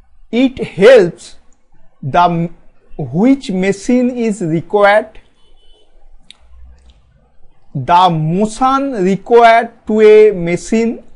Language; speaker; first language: English; non-native, local second language; Bangla